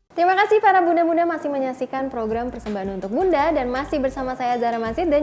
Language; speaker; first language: Indonesian; native; Indonesian